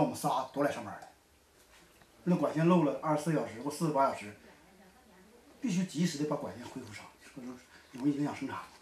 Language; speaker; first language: Chinese; native; Chinese